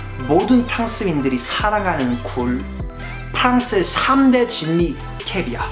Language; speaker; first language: Korean; non-native, fluent; French